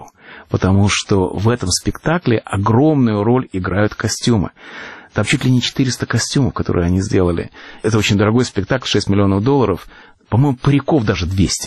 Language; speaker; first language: Russian; native; Russian